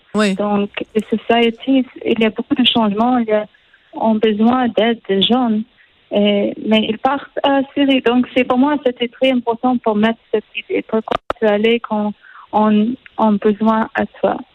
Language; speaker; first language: French; non-native, learner; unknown